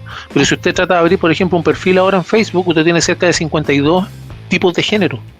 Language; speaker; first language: Spanish; native; Spanish